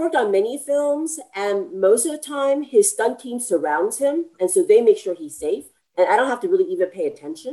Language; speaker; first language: English; native; English